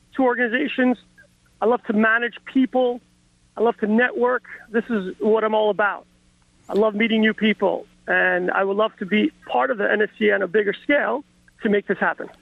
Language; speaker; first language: English; native; English